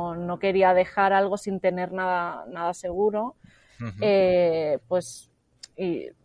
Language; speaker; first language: Spanish; native; Spanish